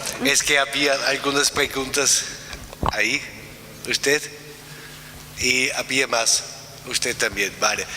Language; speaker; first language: Spanish; non-native, fluent; German